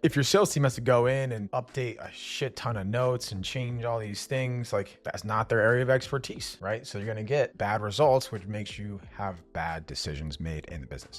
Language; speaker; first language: English; native; English